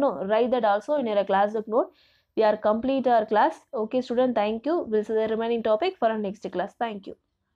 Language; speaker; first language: English; non-native, local second language; Tamil